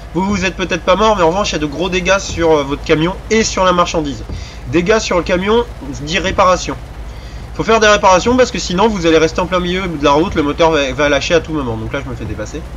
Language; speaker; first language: French; native; French